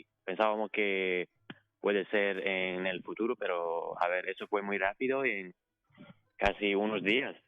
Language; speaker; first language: Spanish; non-native, fluent; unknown